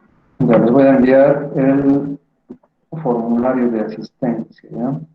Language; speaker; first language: Spanish; native; Spanish